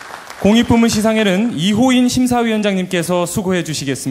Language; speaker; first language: Korean; native; Korean